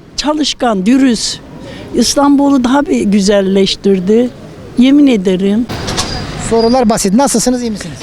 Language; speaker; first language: Turkish; native; Turkish